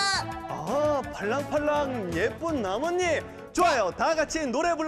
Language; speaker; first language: Korean; native; Korean